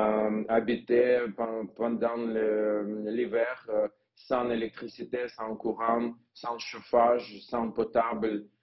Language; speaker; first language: French; non-native, learner; Ukrainian